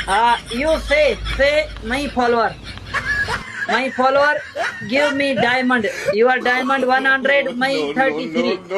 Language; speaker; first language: English; non-native, learner; Sindhi